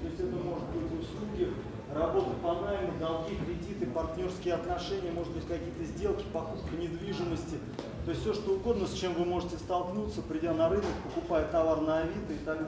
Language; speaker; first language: Russian; native; Russian